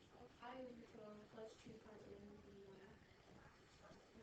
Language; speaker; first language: English; native; English